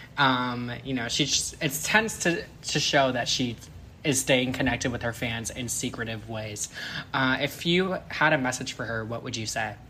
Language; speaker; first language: English; native; English